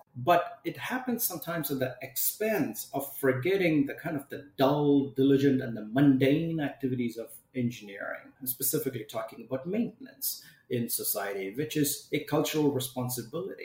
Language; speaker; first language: English; non-native, local second language; Tamil